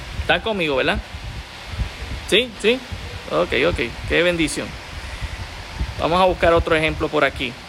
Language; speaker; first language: Spanish; native; Spanish